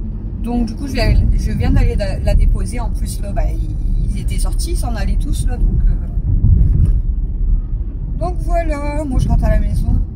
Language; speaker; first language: French; native; French